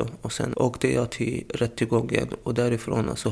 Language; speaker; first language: Swedish; non-native, fluent; Arabic